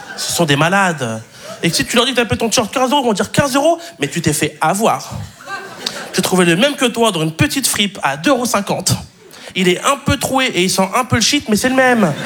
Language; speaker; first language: French; native; French